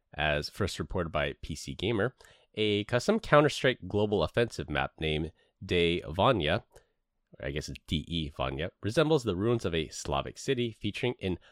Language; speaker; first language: English; native; English